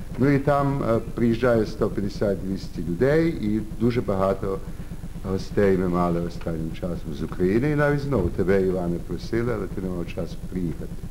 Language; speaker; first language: Ukrainian; early bilingual, heritage; Ukrainian